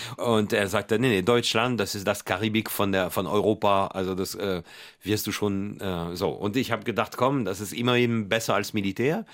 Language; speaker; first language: German; non-native, fluent; French